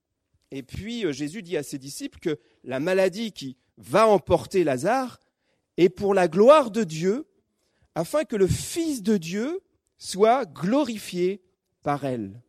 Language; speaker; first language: French; native; French